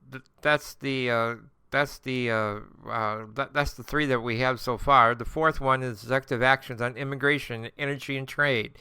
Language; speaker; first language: English; native; English